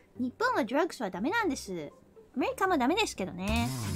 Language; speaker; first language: Japanese; non-native, fluent; English